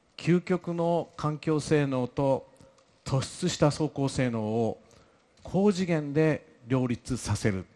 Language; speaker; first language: Japanese; native; Japanese